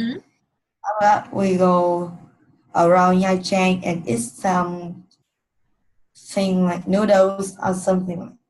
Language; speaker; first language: English; non-native, learner; Vietnamese